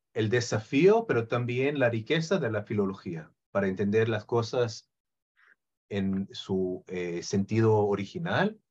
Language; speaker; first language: Spanish; non-native, fluent; Hebrew